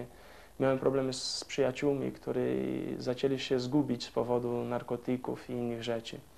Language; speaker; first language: Polish; non-native, fluent; Portuguese